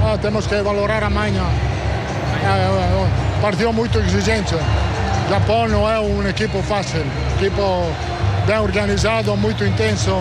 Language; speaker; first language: Portuguese; non-native, fluent; Italian